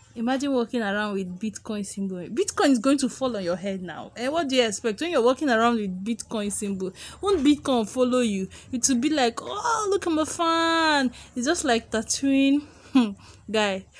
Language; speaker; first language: English; non-native, local second language; Igbo